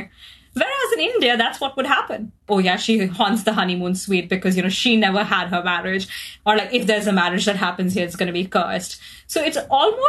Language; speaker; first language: English; non-native, local second language; Hindi